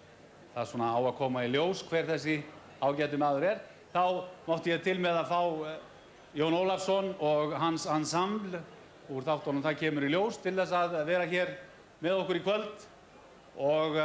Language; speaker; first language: Icelandic; native; Icelandic